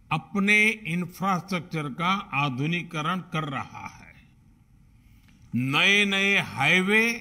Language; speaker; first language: Hindi; non-native, local second language; Gujarati